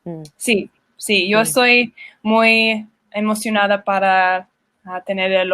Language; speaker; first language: Spanish; non-native, learner; English